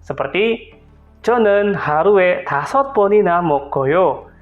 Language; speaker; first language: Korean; non-native, fluent; Indonesian